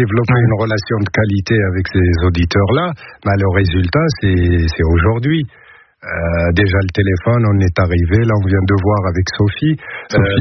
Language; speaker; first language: French; non-native, local second language; Arabic